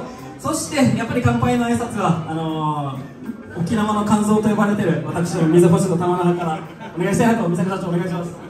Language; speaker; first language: Japanese; native; Japanese